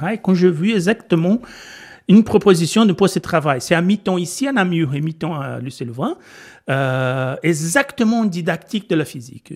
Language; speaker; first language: French; non-native, fluent; Portuguese